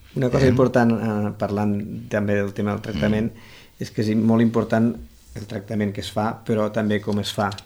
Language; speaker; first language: Catalan; native; Catalan